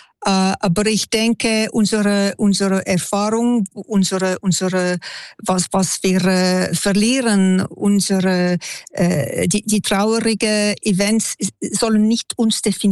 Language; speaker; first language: German; non-native, local second language; French